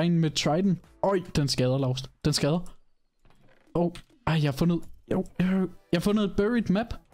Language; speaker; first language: Danish; native; Danish